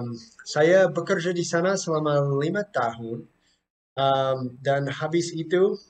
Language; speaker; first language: Indonesian; non-native, fluent; English